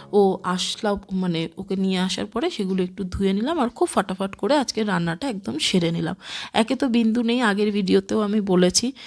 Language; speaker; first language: Bangla; native; Bangla